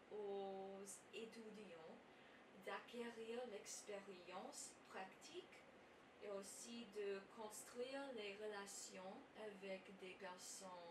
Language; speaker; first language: French; non-native, learner; English